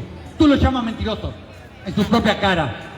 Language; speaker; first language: Spanish; native; Spanish